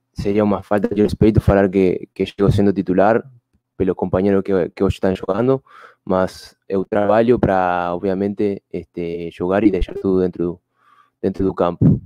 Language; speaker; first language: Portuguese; non-native, fluent; Spanish